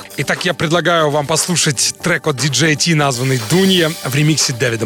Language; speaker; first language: Russian; native; Russian